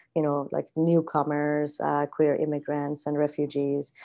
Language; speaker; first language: English; non-native, fluent; Persian